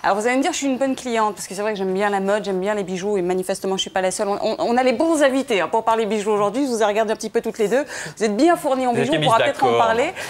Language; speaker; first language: French; native; French